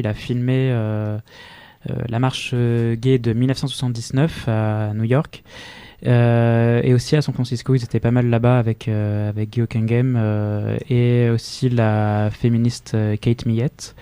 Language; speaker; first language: French; native; French